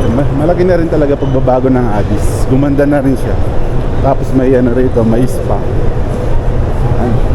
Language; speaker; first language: Filipino; non-native, local second language; Pampanga